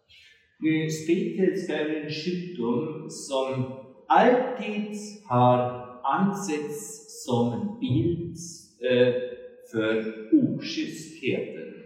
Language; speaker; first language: Swedish; non-native, fluent; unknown